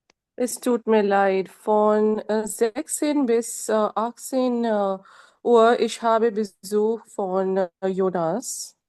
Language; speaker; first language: German; non-native, learner; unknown